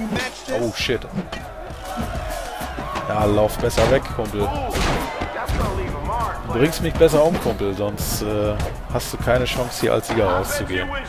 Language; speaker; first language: German; native; German